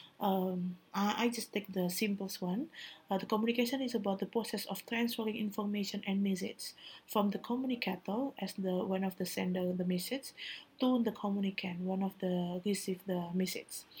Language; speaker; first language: English; non-native, learner; Indonesian